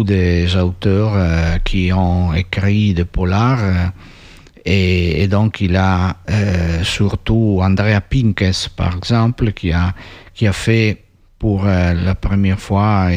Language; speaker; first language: French; non-native, fluent; Italian